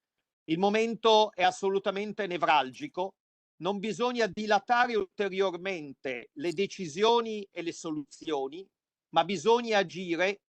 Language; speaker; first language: Italian; native; Italian